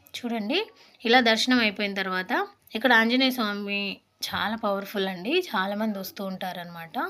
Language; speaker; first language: Telugu; non-native, local second language; Lambadi